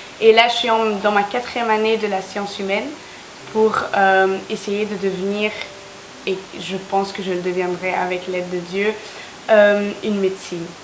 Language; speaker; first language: French; native; French